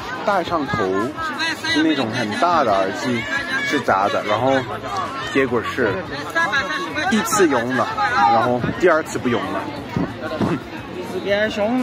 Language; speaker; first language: Chinese; non-native, learner; English